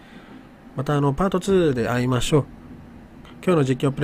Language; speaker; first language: Japanese; native; Japanese